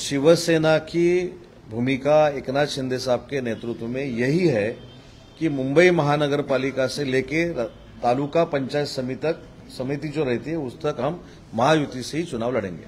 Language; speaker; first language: Hindi; non-native, local second language; Marathi